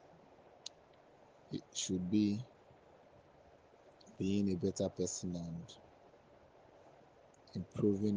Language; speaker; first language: English; non-native, local second language; Igbo